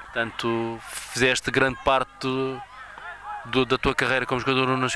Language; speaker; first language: Portuguese; native; Portuguese